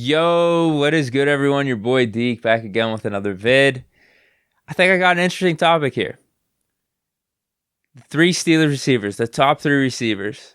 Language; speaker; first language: English; native; English